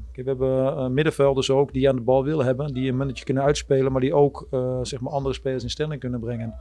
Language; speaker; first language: Dutch; native; Dutch